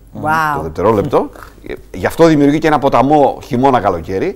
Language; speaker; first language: Greek; native; Greek